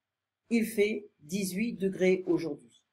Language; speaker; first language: French; non-native, fluent; English